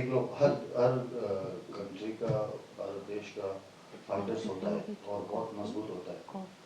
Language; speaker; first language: Hindi; non-native, fluent; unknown